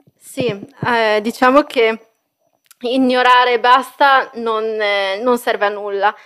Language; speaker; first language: Italian; early bilingual, other home language; Arabic